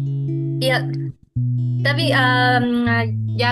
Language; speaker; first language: Indonesian; non-native, fluent; Vietnamese